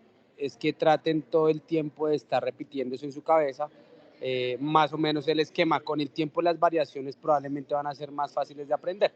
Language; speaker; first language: Spanish; native; Spanish